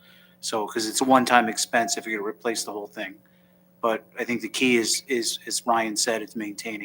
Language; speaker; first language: English; native; English